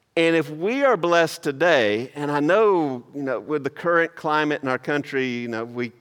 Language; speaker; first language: English; native; English